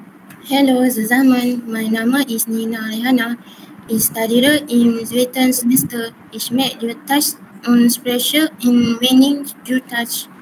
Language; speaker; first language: German; non-native, learner; Malay